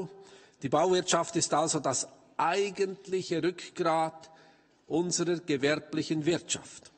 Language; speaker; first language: German; native; German